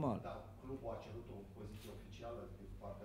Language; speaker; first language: Romanian; native; Romanian